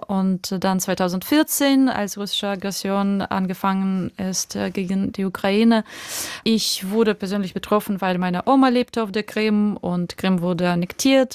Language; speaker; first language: German; non-native, fluent; Russian